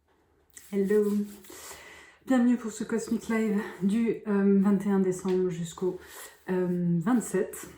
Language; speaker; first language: French; native; French